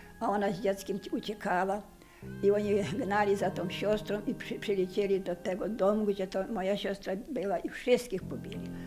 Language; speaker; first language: Polish; non-native, local second language; Ukrainian